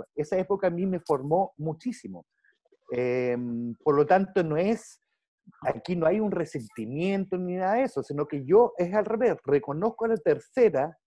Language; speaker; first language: Spanish; early bilingual, heritage; Spanish